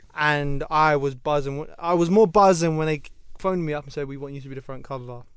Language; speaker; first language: English; native; English